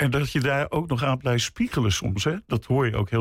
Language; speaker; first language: Dutch; native; Dutch